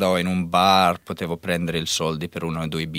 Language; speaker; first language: Italian; non-native, learner; English